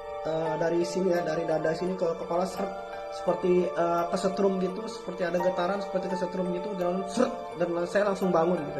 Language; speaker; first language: Indonesian; native; Indonesian